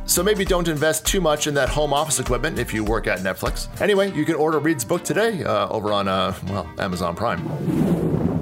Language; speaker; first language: English; native; English